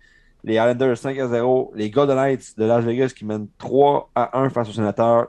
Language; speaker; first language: French; native; French